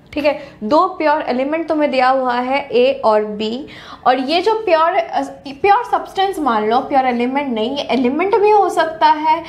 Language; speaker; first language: Hindi; native; Hindi